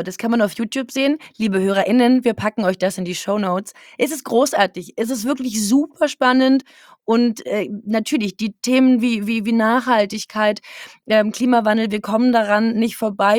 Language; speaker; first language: German; native; German